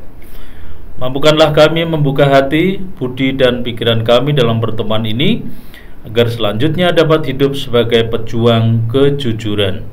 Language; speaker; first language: Indonesian; native; Indonesian